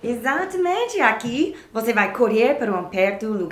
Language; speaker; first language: Portuguese; non-native, learner; English